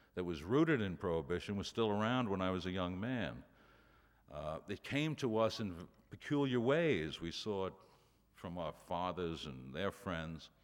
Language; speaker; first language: English; native; English